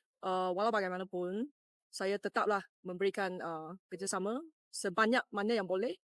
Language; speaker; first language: Malay; non-native, local second language; Chinese